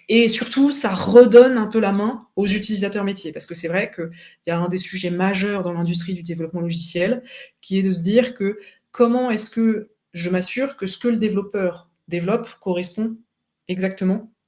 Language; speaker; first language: French; native; French